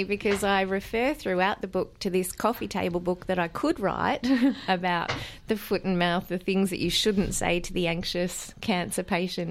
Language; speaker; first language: English; native; English